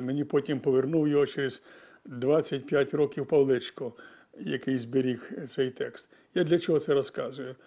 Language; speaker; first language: Ukrainian; native; Ukrainian